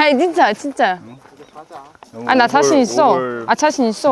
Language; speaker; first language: Korean; non-native, learner; Greek